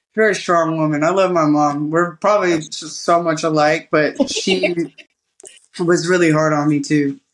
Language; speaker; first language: English; early bilingual, other home language; Malay